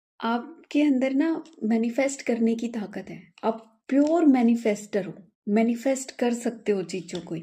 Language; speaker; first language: Hindi; native; Hindi